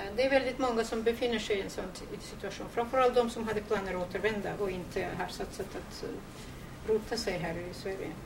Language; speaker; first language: Swedish; non-native, fluent; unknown